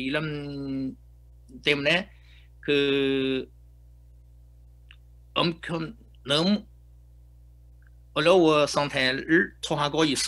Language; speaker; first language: Korean; non-native, fluent; Chinese